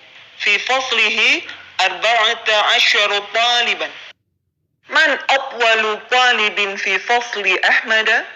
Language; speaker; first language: Arabic; non-native, fluent; Indonesian